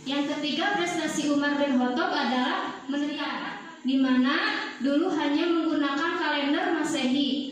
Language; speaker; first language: Indonesian; native; Indonesian